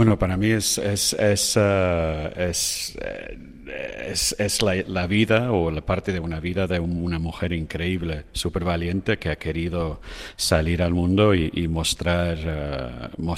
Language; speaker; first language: Spanish; non-native, fluent; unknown